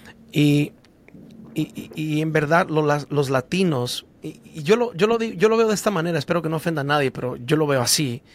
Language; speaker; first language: Spanish; native; Spanish